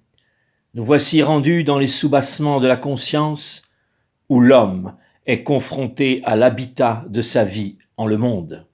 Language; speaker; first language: French; native; French